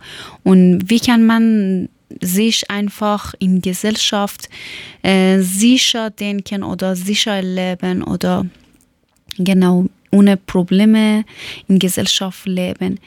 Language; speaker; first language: German; non-native, learner; Persian